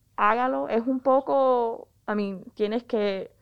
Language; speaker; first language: Spanish; early bilingual, heritage; Spanish